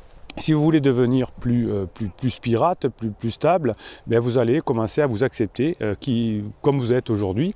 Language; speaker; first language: French; native; French